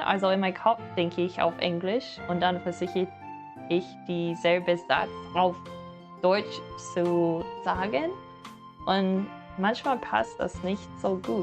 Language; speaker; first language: German; non-native, learner; English